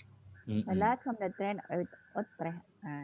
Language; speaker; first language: Dutch; non-native, learner; Indonesian